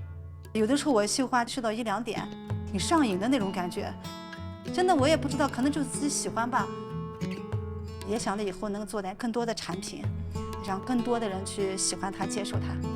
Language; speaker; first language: Chinese; native; Chinese